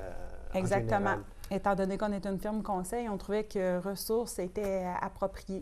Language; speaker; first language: French; native; French